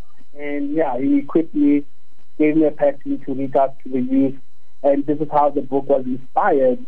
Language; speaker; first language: English; non-native, local second language; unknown